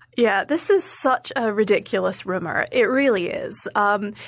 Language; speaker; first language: English; native; English